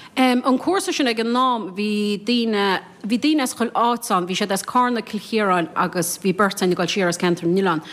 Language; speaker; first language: Irish; native; Irish